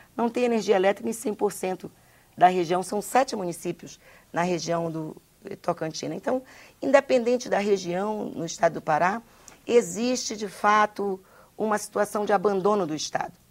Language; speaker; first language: Portuguese; native; Portuguese